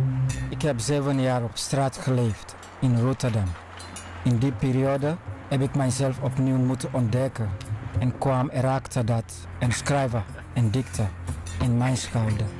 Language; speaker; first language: Dutch; non-native, learner; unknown